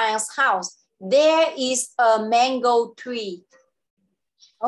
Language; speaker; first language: English; non-native, local second language; Vietnamese